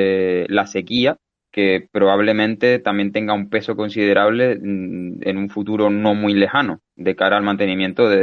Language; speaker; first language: Spanish; native; Spanish